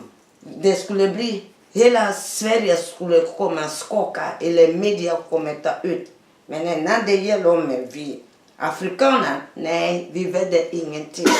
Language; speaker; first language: Swedish; non-native, fluent; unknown